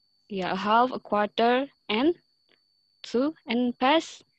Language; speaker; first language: English; non-native, learner; Indonesian